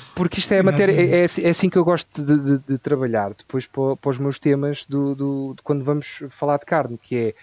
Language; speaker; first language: Portuguese; native; Portuguese